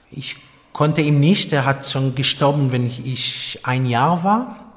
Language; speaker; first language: German; non-native, fluent; Hebrew